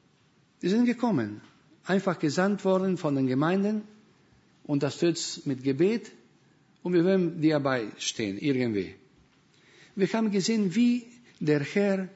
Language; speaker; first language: German; non-native, fluent; Spanish